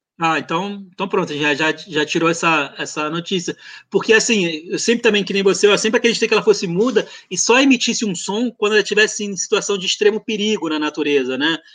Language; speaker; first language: Portuguese; early bilingual, other home language; French